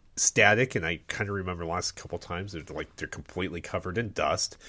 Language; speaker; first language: English; native; English